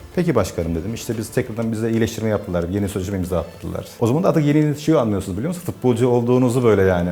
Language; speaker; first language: Turkish; native; Turkish